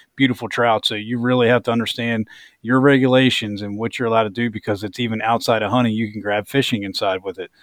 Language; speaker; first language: English; native; English